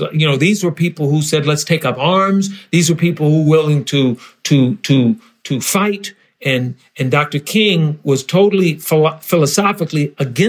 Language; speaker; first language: English; native; English